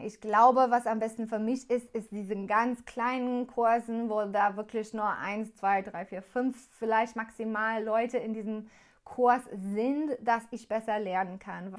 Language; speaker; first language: German; non-native, learner; English